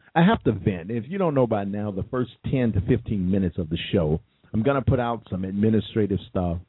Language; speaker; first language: English; native; English